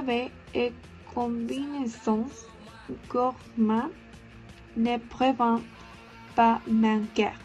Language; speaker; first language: French; non-native, learner; Spanish